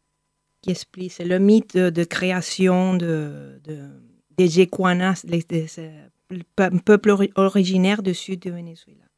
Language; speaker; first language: French; non-native, fluent; Spanish